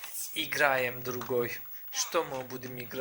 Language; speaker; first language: Russian; non-native, learner; Turkish